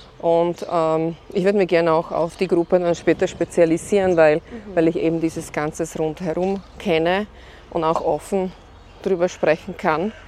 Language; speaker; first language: German; non-native, fluent; Slovak